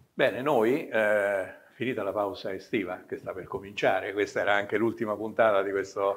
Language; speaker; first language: Italian; native; Italian